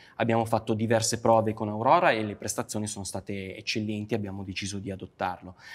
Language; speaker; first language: Italian; native; Italian